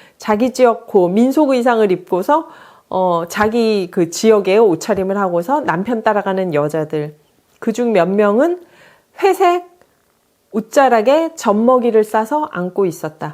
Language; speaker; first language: Korean; native; Korean